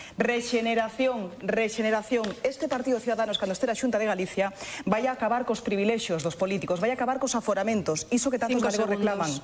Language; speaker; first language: Galician; non-native, local second language; Spanish